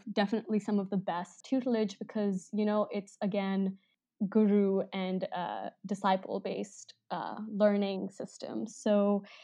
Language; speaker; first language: English; non-native, local second language; Hindi